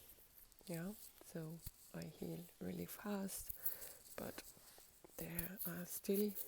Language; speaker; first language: English; non-native, fluent; German